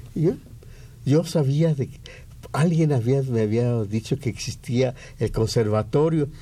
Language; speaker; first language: Spanish; native; Spanish